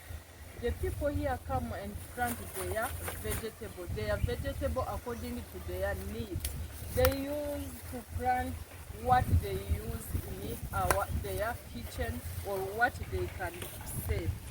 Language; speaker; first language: English; non-native, local second language; Kinyarwanda